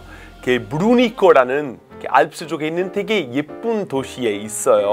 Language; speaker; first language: Korean; non-native, fluent; Italian